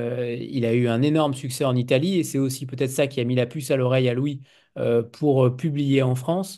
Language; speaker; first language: French; native; French